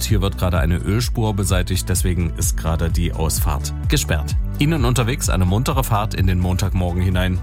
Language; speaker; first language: German; native; German